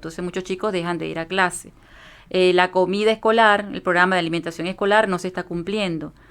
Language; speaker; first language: Spanish; native; Spanish